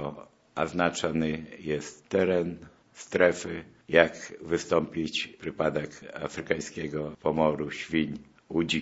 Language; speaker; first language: Polish; non-native, local second language; Belarusian